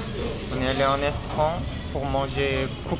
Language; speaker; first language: French; non-native, learner; Korean